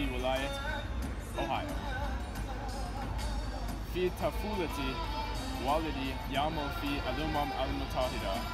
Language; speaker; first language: Arabic; non-native, learner; English